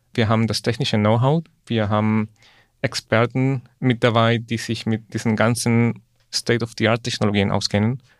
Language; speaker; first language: German; non-native, fluent; Spanish